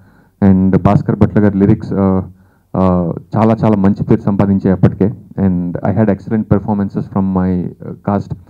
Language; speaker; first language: Telugu; native; Telugu